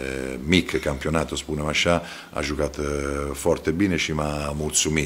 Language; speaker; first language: Romanian; non-native, fluent; Italian